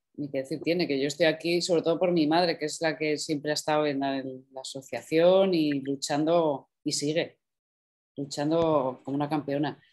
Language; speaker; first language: Spanish; native; Spanish